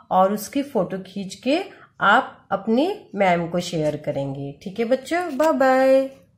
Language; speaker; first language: Hindi; native; Hindi